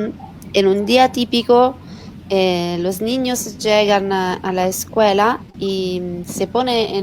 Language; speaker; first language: Spanish; non-native, learner; Italian